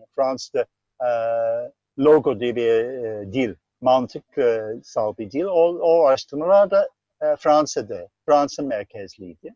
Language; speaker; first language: Turkish; non-native, fluent; English